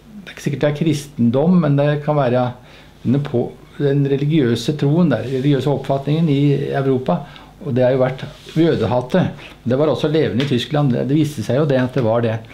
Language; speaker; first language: Norwegian; native; Norwegian